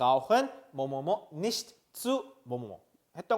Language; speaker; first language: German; non-native, fluent; Korean